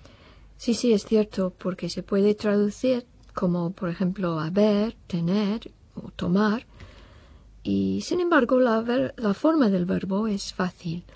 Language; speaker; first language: Spanish; non-native, fluent; English